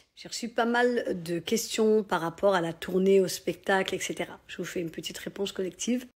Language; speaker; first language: French; native; French